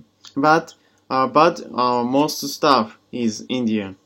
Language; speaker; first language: English; non-native, learner; Japanese